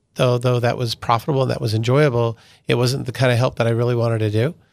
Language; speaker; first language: English; early bilingual, other home language; Italian